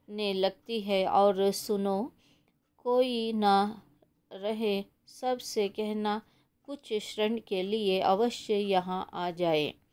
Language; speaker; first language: Hindi; non-native, local second language; Kannada